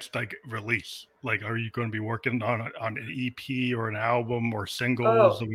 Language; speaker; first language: English; native; English